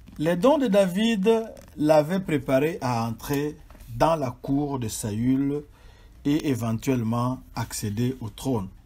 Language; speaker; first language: French; non-native, local second language; Swahili